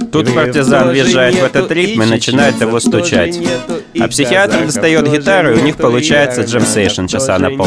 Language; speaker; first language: Russian; native; Russian